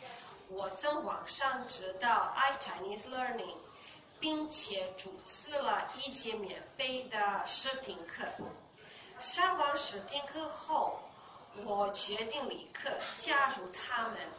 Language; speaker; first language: Chinese; non-native, learner; Bosnian